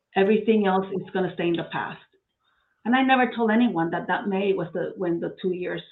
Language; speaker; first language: English; non-native, fluent; Spanish